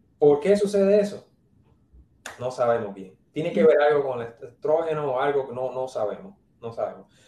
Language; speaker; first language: Spanish; native; Spanish